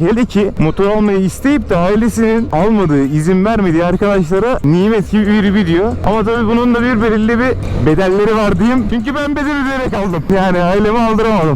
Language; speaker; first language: Turkish; native; Turkish